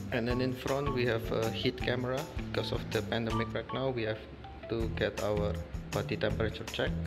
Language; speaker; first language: English; non-native, fluent; Indonesian